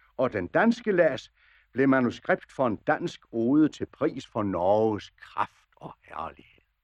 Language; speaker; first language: Danish; native; Danish